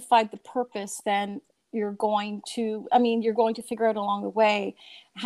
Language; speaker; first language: English; native; English